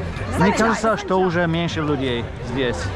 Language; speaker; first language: Russian; non-native, learner; Polish